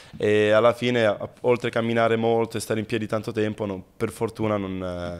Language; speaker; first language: Italian; native; Italian